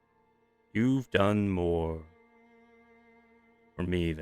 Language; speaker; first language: English; native; English